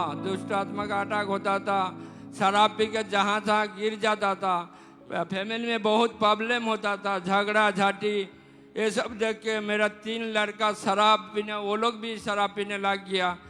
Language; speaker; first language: Hindi; non-native, local second language; Odia